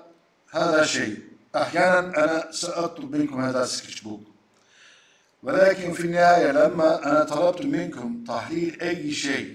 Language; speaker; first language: Arabic; non-native, fluent; Turkish